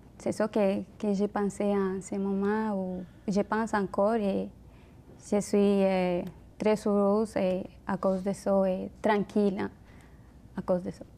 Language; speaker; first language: French; non-native, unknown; Spanish